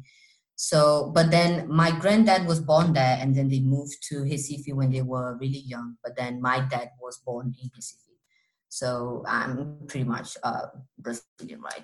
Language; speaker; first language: English; non-native, fluent; Portuguese